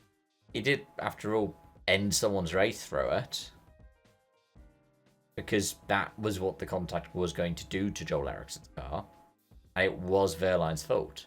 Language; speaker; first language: English; native; English